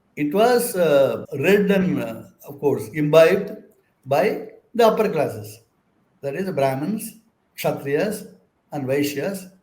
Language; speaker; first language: English; non-native, local second language; Tamil